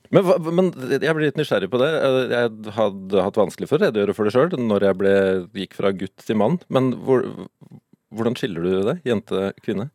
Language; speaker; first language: Norwegian; native; Norwegian